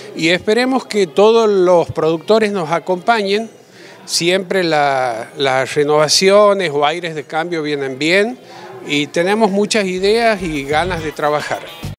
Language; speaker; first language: Spanish; native; Spanish